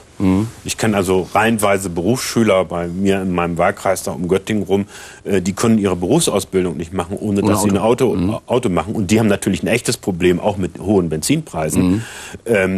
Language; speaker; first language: German; native; German